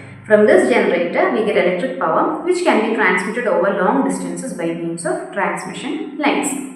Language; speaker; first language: English; non-native, local second language; Malayalam